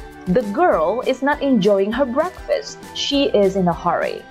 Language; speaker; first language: English; non-native, fluent; Indonesian